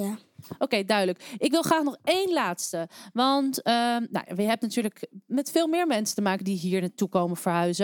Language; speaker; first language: Dutch; native; Dutch